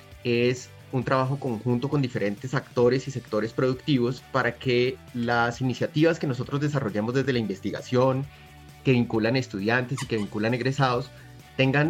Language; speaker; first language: Spanish; native; Spanish